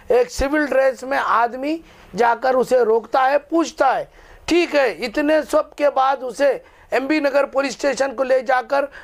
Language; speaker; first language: Urdu; native; Urdu